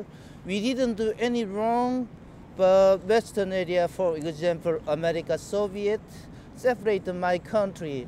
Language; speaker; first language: English; non-native, learner; Korean